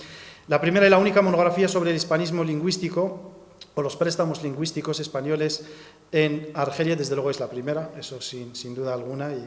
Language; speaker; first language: Spanish; native; Spanish